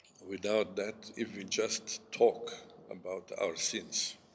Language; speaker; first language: English; non-native, fluent; Serbian